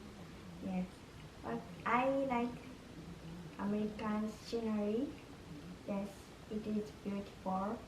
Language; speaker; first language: English; non-native, learner; Japanese